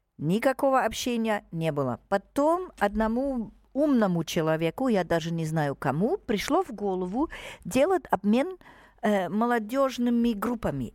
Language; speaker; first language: Russian; non-native, fluent; German